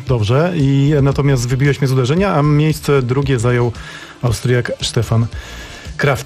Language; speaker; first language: Polish; native; Polish